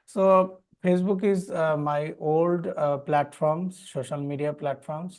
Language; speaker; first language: English; non-native, learner; Bangla